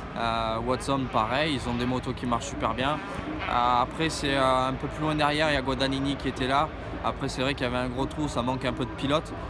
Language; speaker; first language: French; native; French